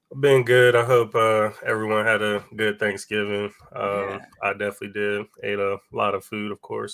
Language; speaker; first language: English; native; English